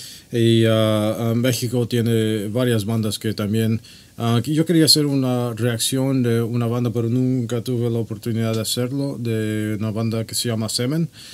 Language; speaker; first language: Spanish; non-native, learner; English